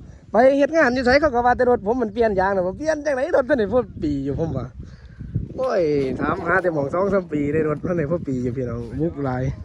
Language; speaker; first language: Thai; non-native, local second language; Northeastern Thai